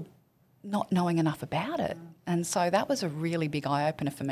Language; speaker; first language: English; native; English